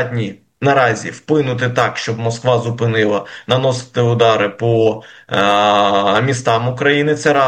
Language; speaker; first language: Ukrainian; native; Ukrainian